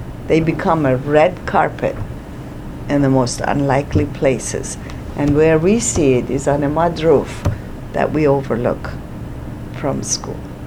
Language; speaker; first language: English; non-native, fluent; Persian